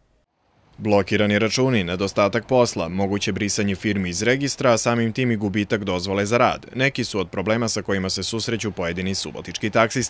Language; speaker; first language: Serbian; native; Serbian